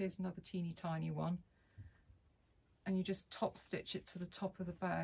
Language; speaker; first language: English; native; English